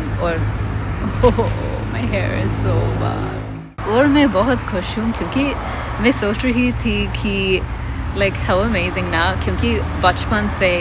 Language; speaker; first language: Hindi; non-native, learner; English